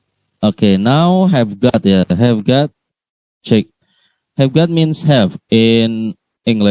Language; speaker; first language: English; non-native, learner; Indonesian